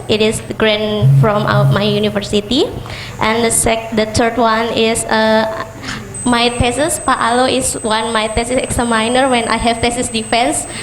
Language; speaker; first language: English; non-native, fluent; Indonesian